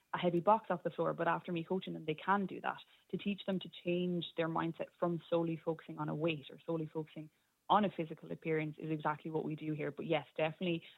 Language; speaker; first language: English; native; English